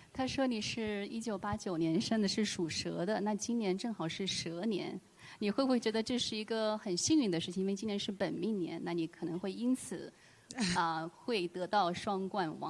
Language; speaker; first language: Chinese; native; Chinese